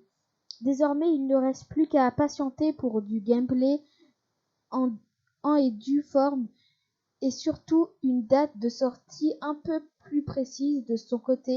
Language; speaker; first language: French; native; French